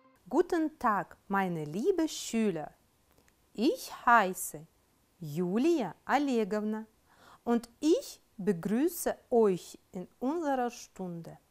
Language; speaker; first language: German; non-native, fluent; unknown